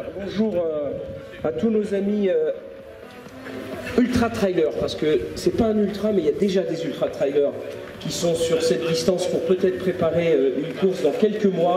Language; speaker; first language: French; native; French